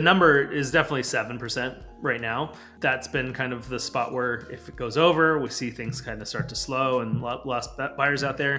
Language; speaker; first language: English; native; English